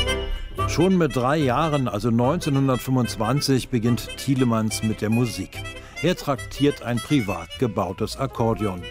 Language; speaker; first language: German; native; German